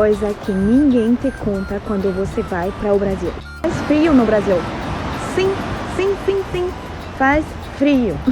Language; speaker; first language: Portuguese; non-native, fluent; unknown